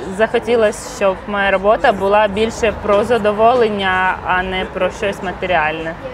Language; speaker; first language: Ukrainian; non-native, local second language; Russian